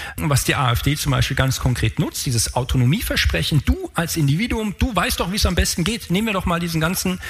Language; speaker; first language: German; native; German